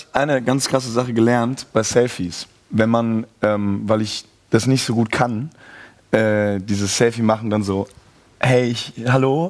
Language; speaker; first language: German; native; German